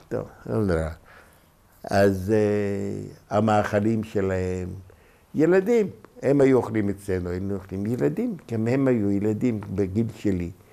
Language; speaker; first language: Hebrew; non-native, local second language; Ladino